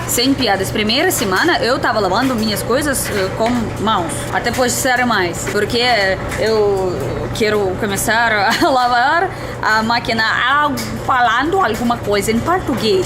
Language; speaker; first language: Portuguese; non-native, fluent; Russian